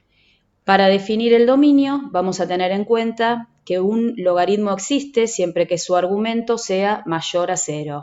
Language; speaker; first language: Spanish; native; Spanish